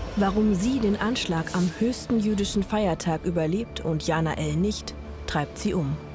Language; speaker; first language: German; native; German